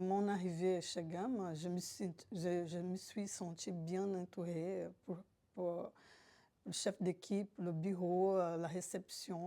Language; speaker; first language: French; non-native, fluent; Portuguese